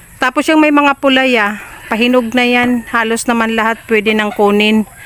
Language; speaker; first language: Filipino; non-native, local second language; Bikol